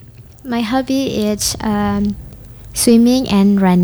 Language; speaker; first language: English; non-native, learner; Indonesian